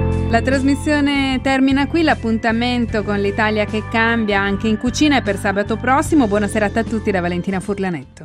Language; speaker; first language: Italian; native; Italian